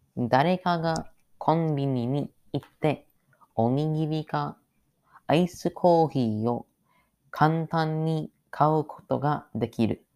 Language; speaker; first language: Japanese; non-native, learner; English